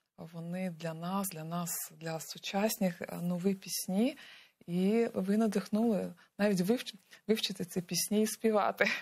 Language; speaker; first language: Ukrainian; non-native, local second language; Crimean Tatar